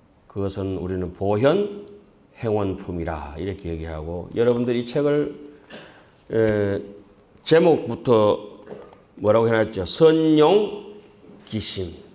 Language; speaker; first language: Korean; native; Korean